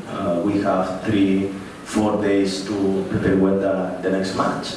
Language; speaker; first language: English; non-native, learner; Spanish